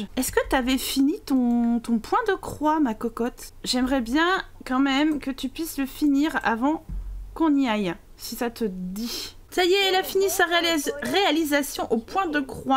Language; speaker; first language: French; native; French